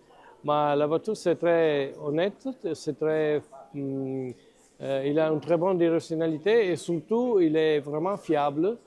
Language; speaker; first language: French; non-native, fluent; Italian